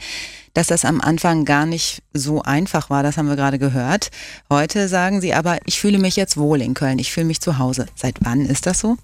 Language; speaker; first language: German; native; German